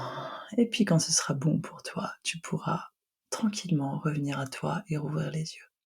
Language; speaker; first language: French; native; French